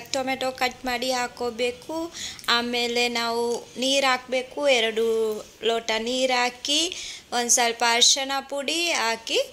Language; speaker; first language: Kannada; non-native, fluent; Sinhala